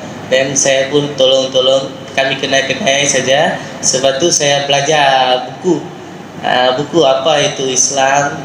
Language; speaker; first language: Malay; non-native, local second language; Tamil